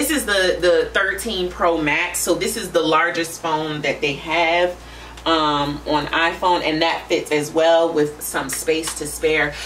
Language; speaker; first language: English; native; English